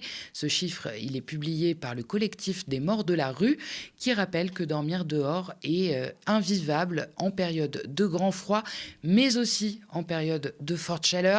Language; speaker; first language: French; native; French